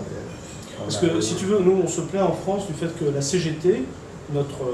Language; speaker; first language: French; native; French